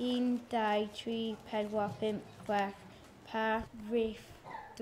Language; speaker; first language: Welsh; non-native, learner; English